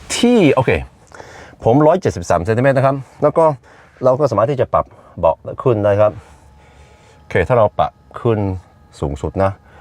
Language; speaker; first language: Thai; non-native, fluent; Norwegian